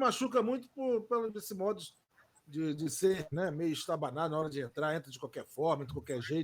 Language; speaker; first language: Portuguese; native; Portuguese